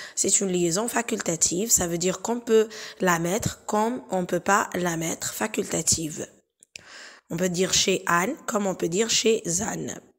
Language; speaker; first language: French; non-native, local second language; Arabic